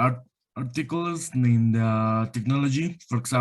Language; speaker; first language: English; non-native, learner; Spanish